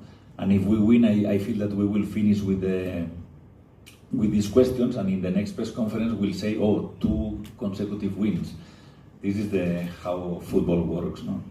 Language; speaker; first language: English; non-native, fluent; Spanish